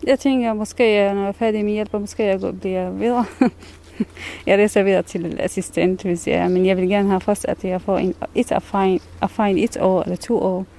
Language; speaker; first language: Danish; non-native, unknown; Kurdish